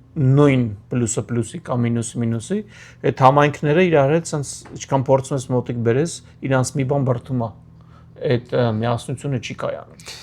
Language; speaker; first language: Armenian; native; Armenian